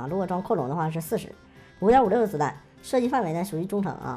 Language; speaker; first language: Chinese; native; Chinese